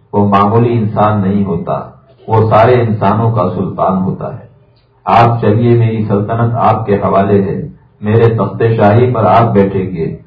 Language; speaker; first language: Urdu; native; Urdu